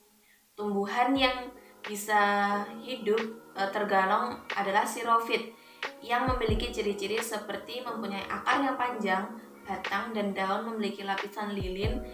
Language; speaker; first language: Indonesian; native; Indonesian